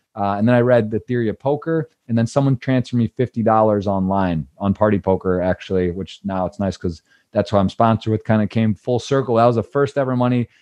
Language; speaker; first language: English; native; English